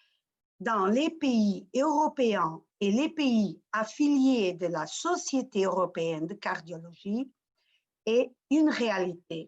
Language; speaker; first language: French; non-native, fluent; Portuguese